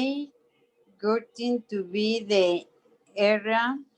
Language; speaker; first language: English; non-native, learner; Spanish